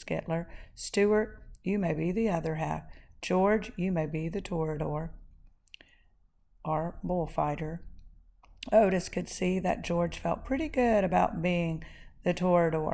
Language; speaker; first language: English; native; English